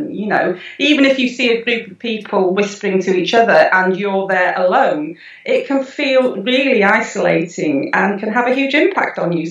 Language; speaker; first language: English; non-native, local second language; Welsh